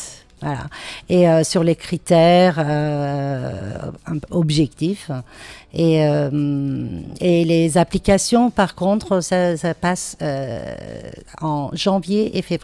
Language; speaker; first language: French; non-native, fluent; Turkish